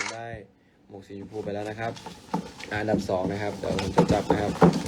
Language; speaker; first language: Thai; native; Thai